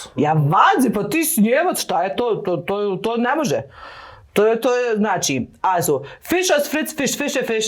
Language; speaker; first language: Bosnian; early bilingual, heritage; Bosnian